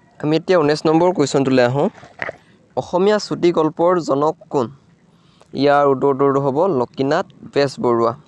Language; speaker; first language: Assamese; native; Assamese